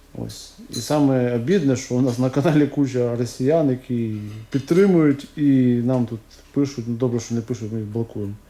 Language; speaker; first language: Ukrainian; native; Ukrainian